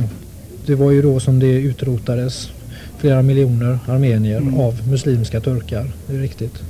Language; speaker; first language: Swedish; native; Swedish